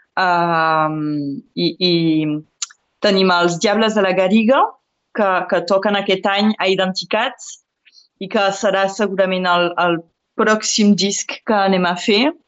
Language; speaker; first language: Catalan; non-native, local second language; French